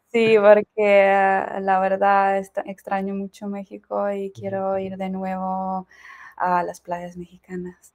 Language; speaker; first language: Spanish; non-native, fluent; Ukrainian